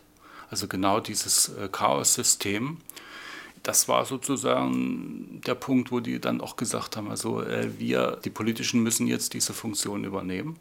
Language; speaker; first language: German; native; German